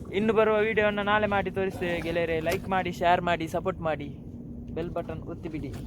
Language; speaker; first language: Kannada; non-native, local second language; Tulu